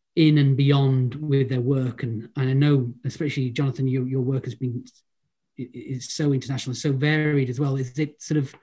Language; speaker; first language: English; native; English